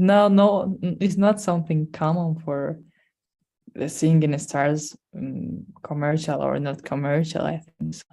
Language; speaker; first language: English; non-native, fluent; Spanish